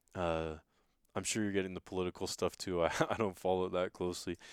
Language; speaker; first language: English; native; English